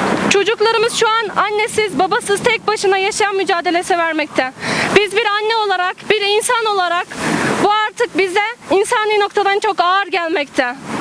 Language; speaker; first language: Turkish; non-native, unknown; Uyghur